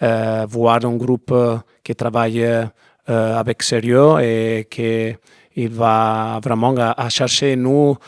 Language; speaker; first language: French; non-native, learner; Italian